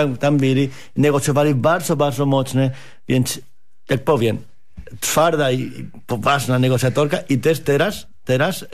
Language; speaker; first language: Polish; non-native, fluent; Spanish